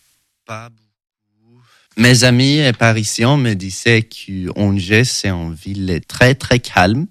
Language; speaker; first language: French; non-native, learner; Swedish